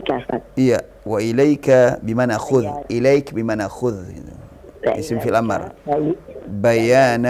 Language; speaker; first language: Arabic; non-native, fluent; Indonesian